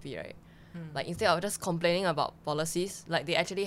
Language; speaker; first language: English; early bilingual, other home language; Chinese